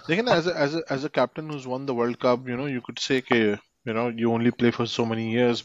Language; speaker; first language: English; non-native, local second language; Hindi